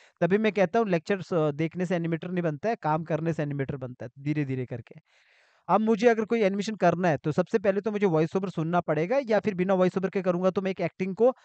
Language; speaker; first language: Hindi; native; Hindi